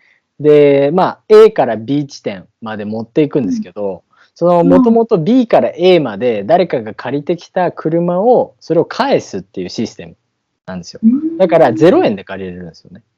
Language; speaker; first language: Japanese; native; Japanese